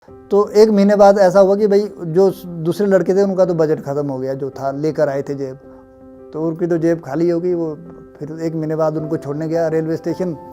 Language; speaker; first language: Hindi; native; Hindi